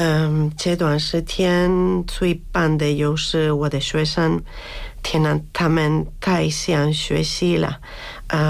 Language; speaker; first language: Chinese; non-native, fluent; Spanish